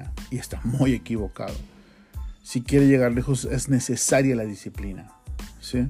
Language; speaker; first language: Spanish; native; Spanish